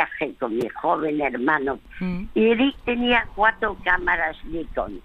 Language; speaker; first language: Spanish; early bilingual, other home language; French